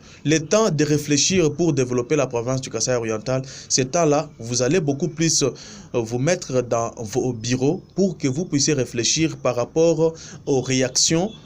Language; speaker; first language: French; non-native, local second language; Luba-Lulua